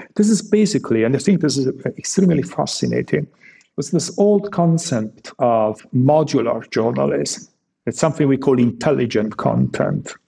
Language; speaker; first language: English; non-native, fluent; Italian